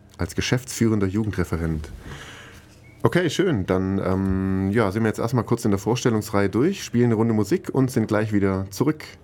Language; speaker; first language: German; native; German